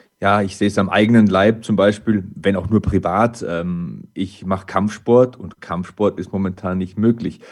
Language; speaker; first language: German; native; German